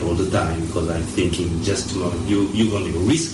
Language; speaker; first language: English; early bilingual, other home language; French